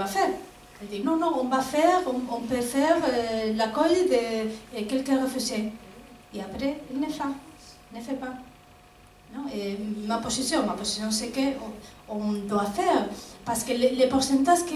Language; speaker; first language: French; non-native, fluent; Spanish